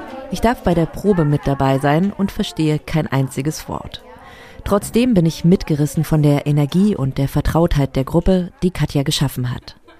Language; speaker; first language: German; native; German